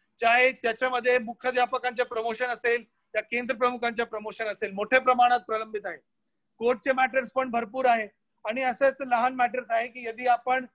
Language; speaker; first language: Marathi; non-native, local second language; Hindi